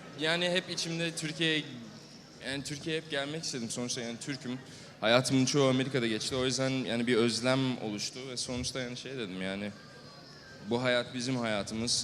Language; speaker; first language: Turkish; early bilingual, heritage; Turkish